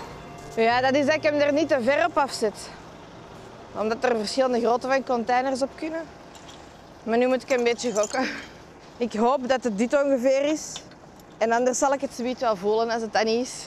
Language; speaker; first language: Dutch; native; Dutch